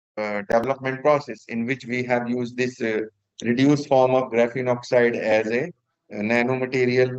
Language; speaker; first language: English; non-native, local second language; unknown